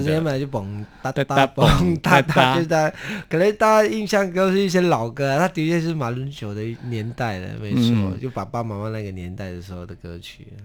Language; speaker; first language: Chinese; non-native, local second language; Amis